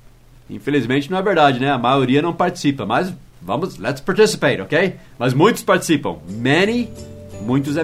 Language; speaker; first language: Portuguese; non-native, fluent; English